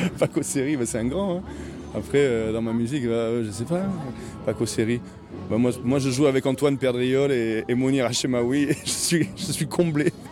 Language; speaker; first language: French; native; French